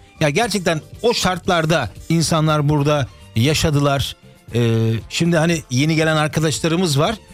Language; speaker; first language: Turkish; early bilingual, heritage; Turkish